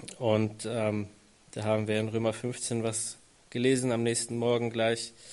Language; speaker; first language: German; native; German